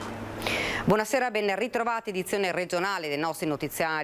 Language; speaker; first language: Italian; native; Italian